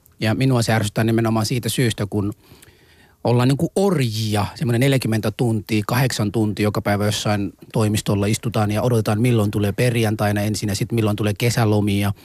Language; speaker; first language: Finnish; non-native, fluent; Somali